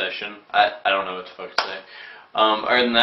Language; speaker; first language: English; native; English